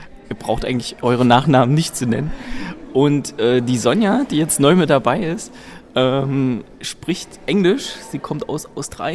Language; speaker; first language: German; native; German